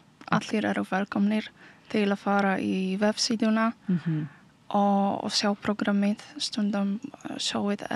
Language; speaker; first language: Icelandic; non-native, learner; Polish